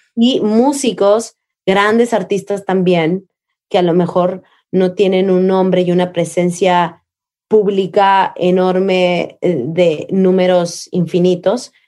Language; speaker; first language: Spanish; native; Spanish